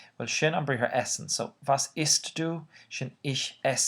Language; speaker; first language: German; non-native, fluent; Irish